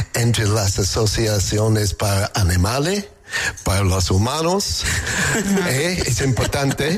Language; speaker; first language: Spanish; non-native, learner; English